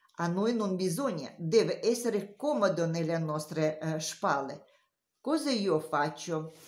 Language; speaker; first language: Italian; non-native, learner; Romanian